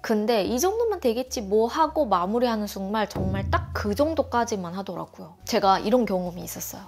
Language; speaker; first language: Korean; native; Korean